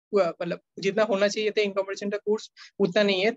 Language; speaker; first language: Hindi; non-native, local second language; Bangla